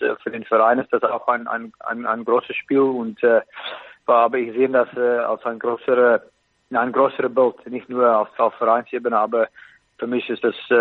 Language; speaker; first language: German; non-native, fluent; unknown